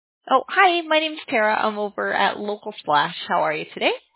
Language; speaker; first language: English; native; English